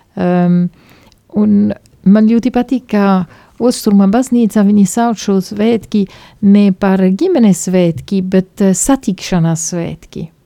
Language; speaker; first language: Latvian; non-native, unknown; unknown